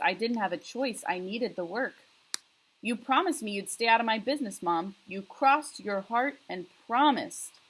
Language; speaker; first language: English; native; English